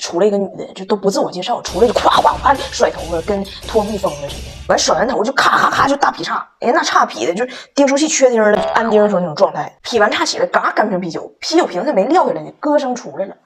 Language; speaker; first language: Chinese; native; Chinese